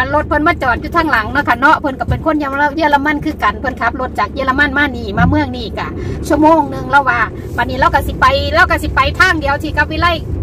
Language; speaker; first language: Thai; native; Thai